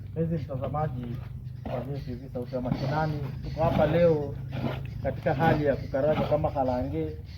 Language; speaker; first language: Swahili; non-native, local second language; Luyia